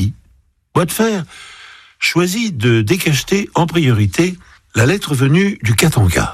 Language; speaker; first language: French; native; French